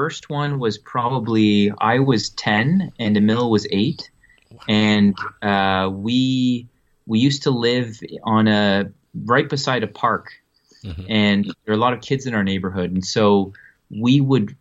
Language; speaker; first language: English; native; English